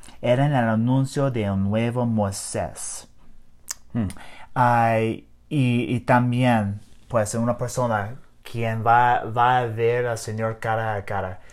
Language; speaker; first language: Spanish; non-native, learner; English